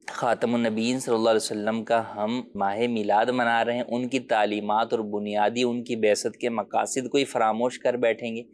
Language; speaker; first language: Urdu; native; Urdu